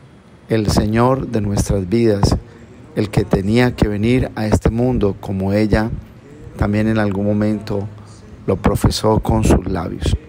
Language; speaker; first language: Spanish; native; Spanish